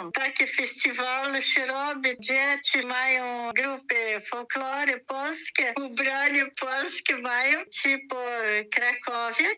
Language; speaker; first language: Polish; early bilingual, heritage; Polish